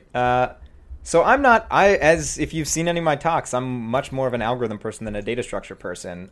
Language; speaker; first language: English; native; English